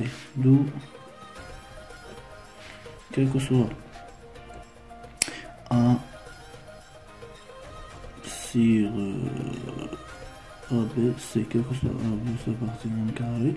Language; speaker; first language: French; non-native, local second language; Arabic